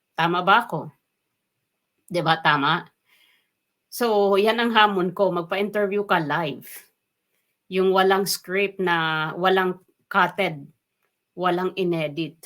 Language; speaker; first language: Filipino; non-native, local second language; Waray